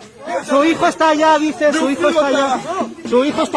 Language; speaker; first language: Spanish; native; Spanish